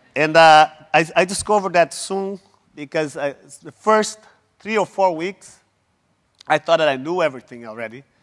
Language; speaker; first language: English; non-native, fluent; Portuguese